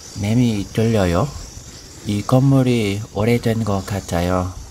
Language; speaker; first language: Korean; non-native, learner; English